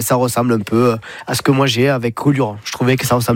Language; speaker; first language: French; native; French